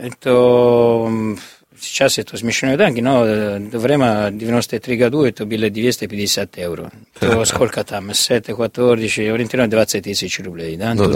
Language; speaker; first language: Russian; non-native, learner; Italian